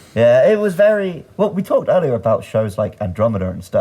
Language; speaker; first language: English; native; English